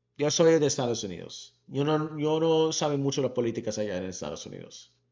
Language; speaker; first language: Spanish; early bilingual, heritage; Spanish